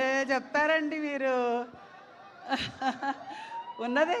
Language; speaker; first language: Telugu; native; Telugu